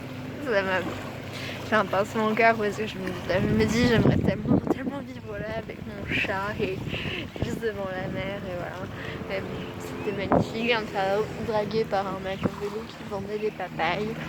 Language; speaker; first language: French; native; French